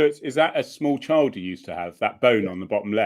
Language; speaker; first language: English; native; English